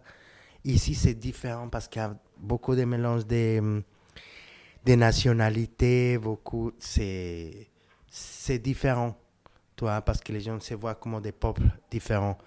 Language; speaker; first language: French; non-native, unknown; Spanish